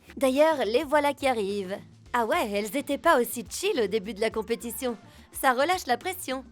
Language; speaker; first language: French; native; French